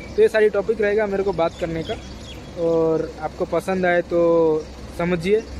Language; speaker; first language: Hindi; non-native, local second language; Gujarati